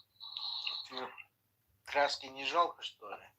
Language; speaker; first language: Russian; non-native, local second language; Chechen